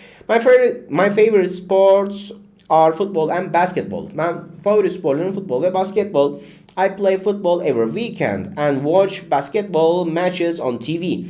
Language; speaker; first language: English; non-native, fluent; Turkish